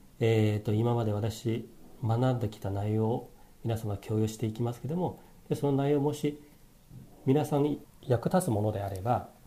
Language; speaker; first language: Japanese; non-native, fluent; Chinese